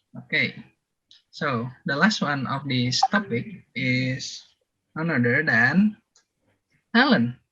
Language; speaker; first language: English; non-native, learner; Indonesian